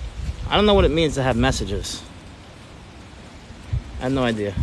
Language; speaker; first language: English; native; English